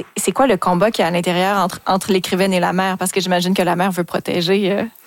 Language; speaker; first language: French; native; French